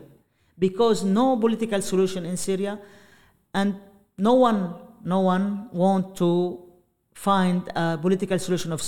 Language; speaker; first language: English; non-native, learner; Arabic